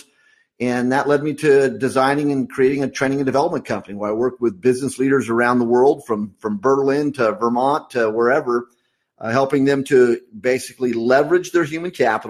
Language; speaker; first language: English; native; English